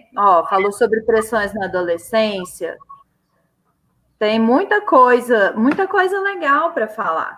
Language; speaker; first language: Portuguese; native; Portuguese